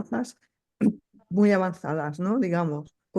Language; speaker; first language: Spanish; native; Spanish